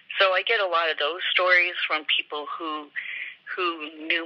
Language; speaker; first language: English; native; English